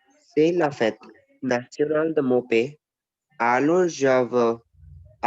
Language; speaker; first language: French; non-native, learner; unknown